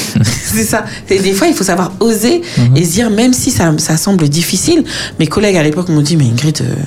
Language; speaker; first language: French; native; French